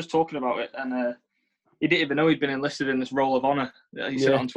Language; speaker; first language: English; native; English